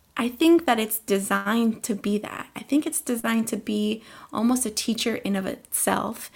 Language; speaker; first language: English; early bilingual, other home language; Spanish